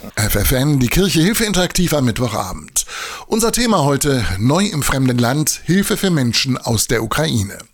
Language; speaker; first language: German; native; German